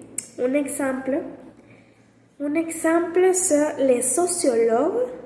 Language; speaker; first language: French; non-native, learner; Spanish